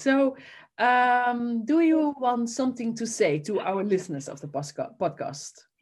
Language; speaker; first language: English; non-native, fluent; Dutch